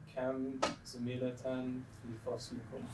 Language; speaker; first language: Arabic; non-native, learner; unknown